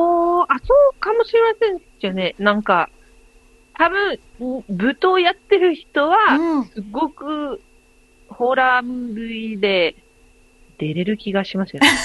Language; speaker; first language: Japanese; non-native, fluent; French